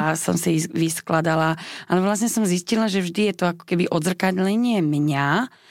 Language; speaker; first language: Slovak; non-native, local second language; Hungarian